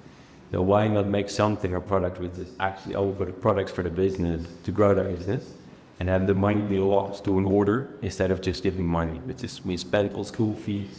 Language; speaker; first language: English; non-native, fluent; Dutch